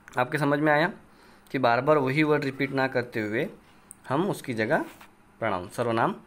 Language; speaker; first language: Hindi; non-native, local second language; Marathi